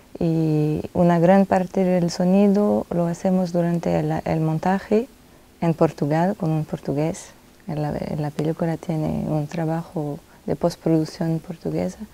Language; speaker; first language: Spanish; non-native, fluent; French